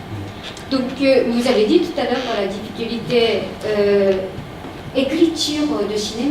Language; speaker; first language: French; non-native, fluent; Japanese